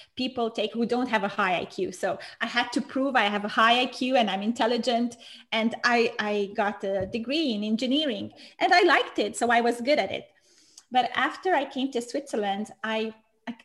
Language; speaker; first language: English; non-native, fluent; Romanian